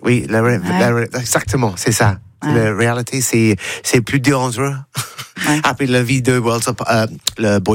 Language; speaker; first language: French; non-native, learner; English